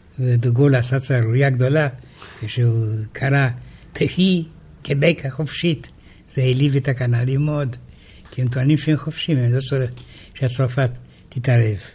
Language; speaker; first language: Hebrew; non-native, fluent; Romanian